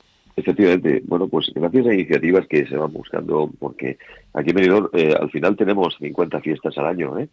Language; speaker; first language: Spanish; native; Spanish